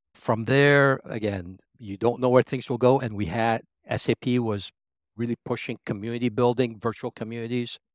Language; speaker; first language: English; early bilingual, other home language; Arabic